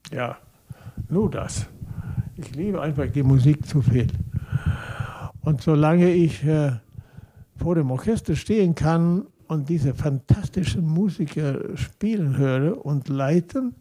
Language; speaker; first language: German; non-native, fluent; Swedish